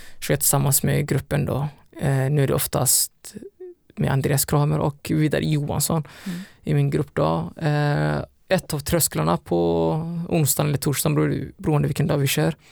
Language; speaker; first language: Swedish; early bilingual, other home language; Somali